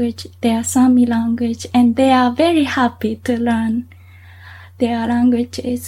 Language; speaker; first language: English; non-native, fluent; Japanese